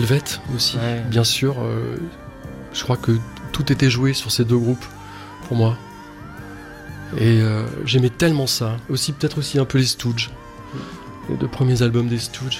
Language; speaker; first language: French; native; French